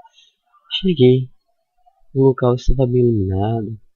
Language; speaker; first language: Portuguese; native; Portuguese